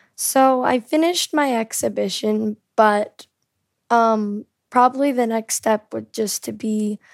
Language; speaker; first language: English; early bilingual, heritage; Korean